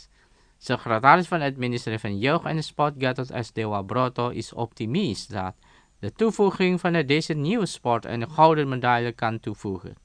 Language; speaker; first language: Dutch; non-native, fluent; Indonesian